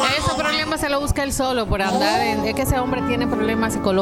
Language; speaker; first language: Spanish; native; Spanish